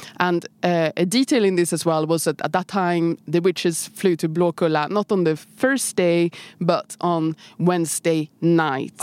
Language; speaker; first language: English; non-native, fluent; Swedish